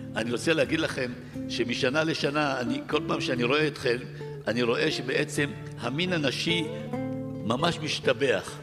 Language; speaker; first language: Hebrew; early bilingual, other home language; Arabic